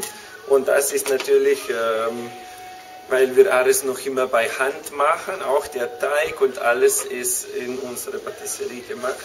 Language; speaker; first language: German; non-native, fluent; Slovenian